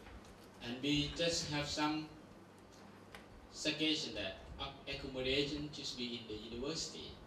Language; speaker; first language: English; non-native, learner; Thai